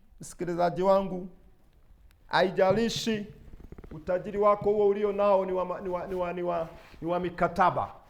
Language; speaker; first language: Swahili; non-native, local second language; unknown